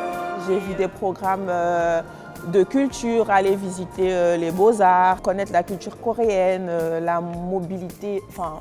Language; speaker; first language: French; non-native, fluent; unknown